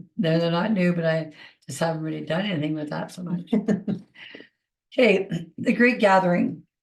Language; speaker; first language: English; native; English